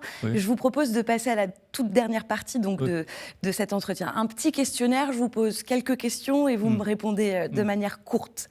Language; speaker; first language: French; native; French